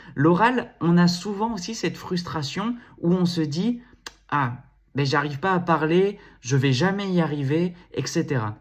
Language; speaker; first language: French; native; French